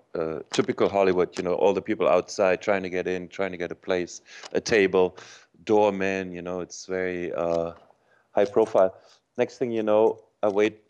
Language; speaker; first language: English; non-native, fluent; German